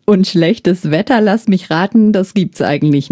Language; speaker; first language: German; native; German